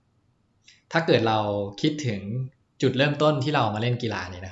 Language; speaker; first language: Thai; native; Thai